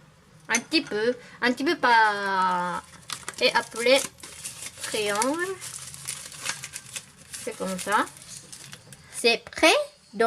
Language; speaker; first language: French; non-native, learner; Japanese